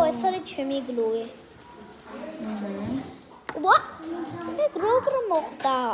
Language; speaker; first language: Georgian; early bilingual, heritage; Georgian